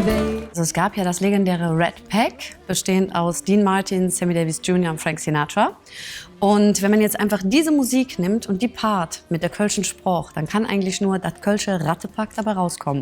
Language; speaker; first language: German; native; German